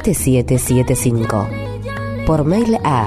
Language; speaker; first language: Spanish; native; Spanish